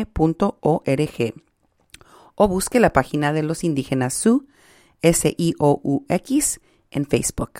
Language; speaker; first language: Spanish; native; Spanish